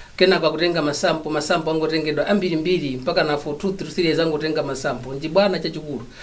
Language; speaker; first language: Nyanja; non-native, local second language; Tumbuka